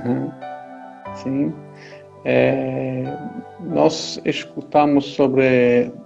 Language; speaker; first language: Portuguese; non-native, fluent; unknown